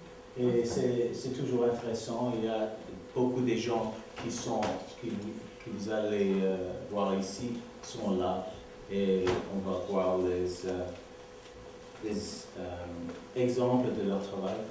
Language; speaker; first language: French; non-native, learner; English